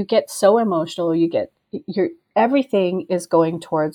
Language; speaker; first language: English; native; English